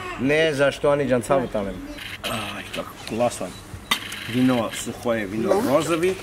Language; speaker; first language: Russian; non-native, fluent; Armenian